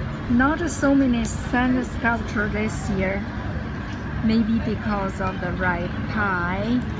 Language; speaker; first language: English; non-native, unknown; Chinese